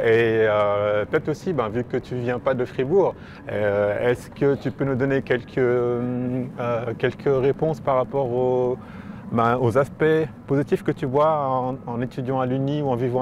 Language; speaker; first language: French; native; French